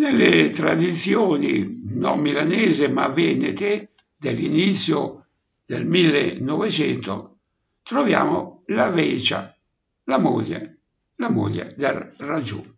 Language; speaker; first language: Italian; native; Italian